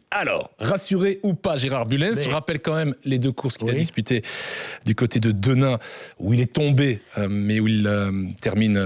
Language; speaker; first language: French; native; French